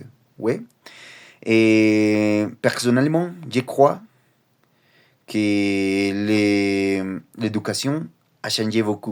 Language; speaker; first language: French; non-native, learner; Spanish